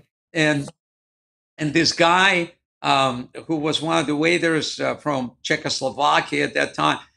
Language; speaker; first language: English; non-native, fluent; Ukrainian